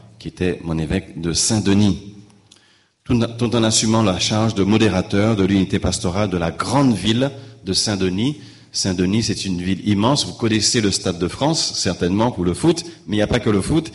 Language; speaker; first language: French; native; French